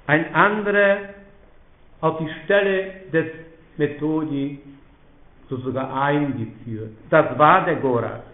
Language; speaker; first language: German; non-native, fluent; Polish